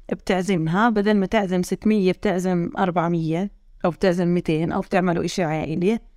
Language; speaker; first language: Arabic; native; Arabic